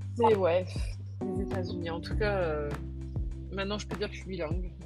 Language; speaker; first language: French; native; French